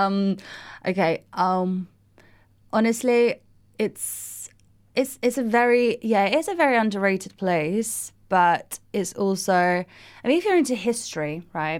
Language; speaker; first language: English; non-native, fluent; Russian